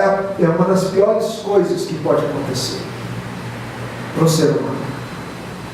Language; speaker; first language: Portuguese; native; Portuguese